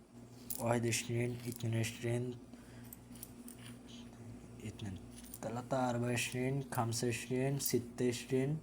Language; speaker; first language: Arabic; non-native, learner; Bangla